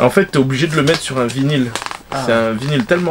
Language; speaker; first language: French; native; French